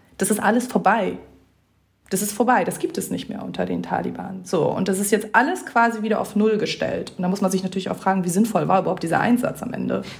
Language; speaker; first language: German; early bilingual, other home language; Persian